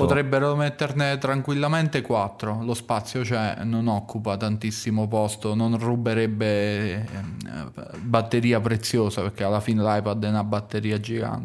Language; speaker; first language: Italian; native; Italian